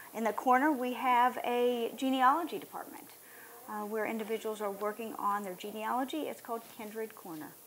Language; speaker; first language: English; native; English